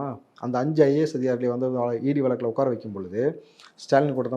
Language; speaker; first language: Tamil; native; Tamil